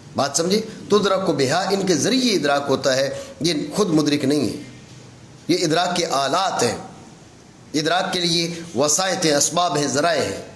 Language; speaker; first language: Urdu; non-native, local second language; Punjabi